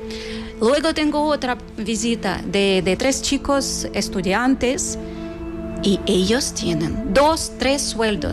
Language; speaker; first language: Spanish; non-native, fluent; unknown